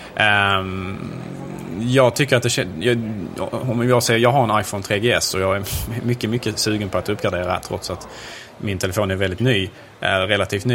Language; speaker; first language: Swedish; native; Swedish